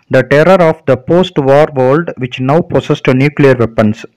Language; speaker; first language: English; non-native, local second language; Tamil